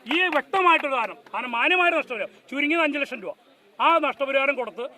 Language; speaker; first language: Malayalam; native; Malayalam